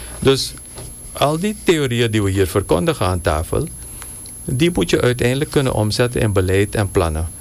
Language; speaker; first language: Dutch; native; Dutch